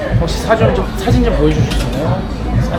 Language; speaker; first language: Korean; native; Korean